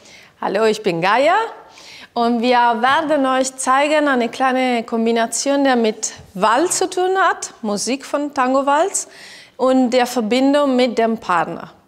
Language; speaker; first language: German; non-native, fluent; Italian